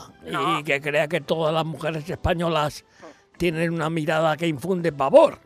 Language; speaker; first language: Spanish; native; Spanish